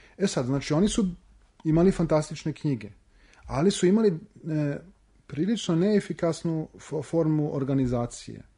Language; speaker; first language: Serbian; early bilingual, heritage; Serbian